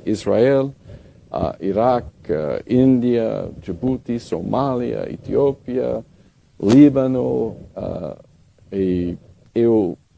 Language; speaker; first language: Portuguese; non-native, learner; English